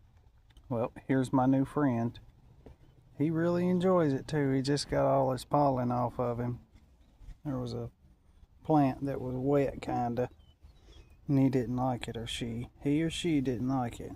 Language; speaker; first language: English; native; English